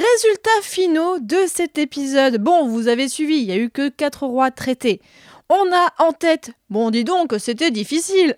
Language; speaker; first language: French; native; French